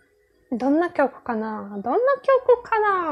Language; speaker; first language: Japanese; non-native, fluent; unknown